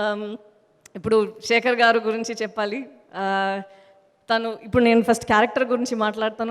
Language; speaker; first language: Telugu; non-native, fluent; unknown